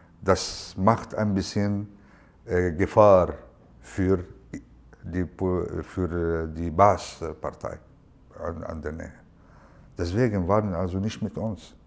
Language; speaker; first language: German; non-native, learner; Arabic